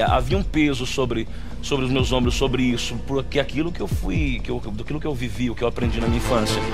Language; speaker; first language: Portuguese; native; Portuguese